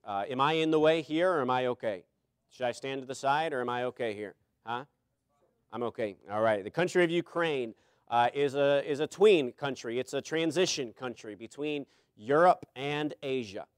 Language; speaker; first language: English; native; English